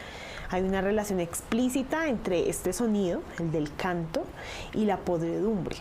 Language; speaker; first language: Spanish; native; Spanish